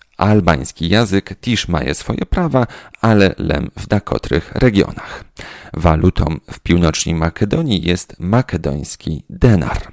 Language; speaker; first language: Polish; non-native, local second language; Rusyn